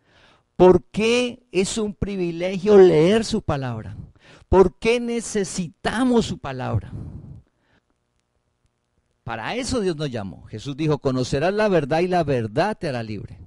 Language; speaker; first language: Spanish; native; Spanish